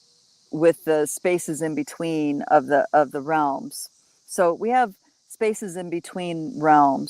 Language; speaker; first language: English; native; English